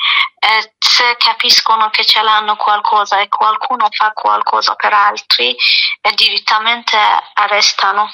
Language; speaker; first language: Italian; non-native, learner; Persian